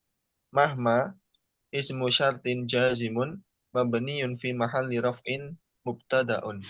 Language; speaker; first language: Arabic; non-native, learner; Indonesian